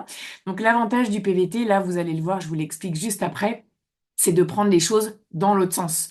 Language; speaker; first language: French; native; French